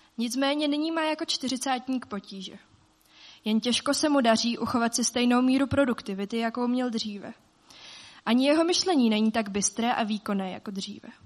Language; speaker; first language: Czech; native; Czech